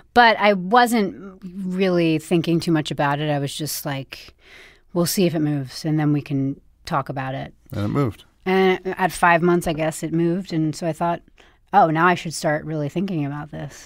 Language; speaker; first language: English; native; English